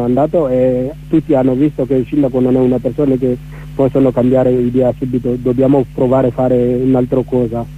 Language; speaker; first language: Italian; non-native, learner; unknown